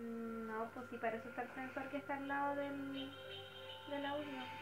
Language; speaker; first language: Spanish; native; Spanish